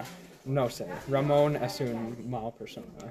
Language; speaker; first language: Spanish; non-native, learner; English